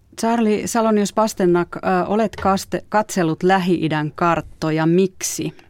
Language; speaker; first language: Finnish; native; Finnish